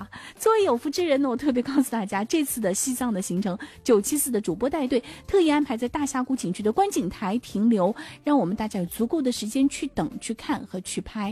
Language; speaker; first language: Chinese; native; Chinese